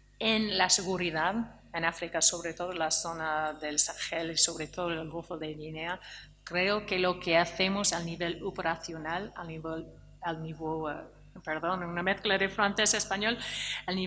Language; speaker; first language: Spanish; non-native, fluent; English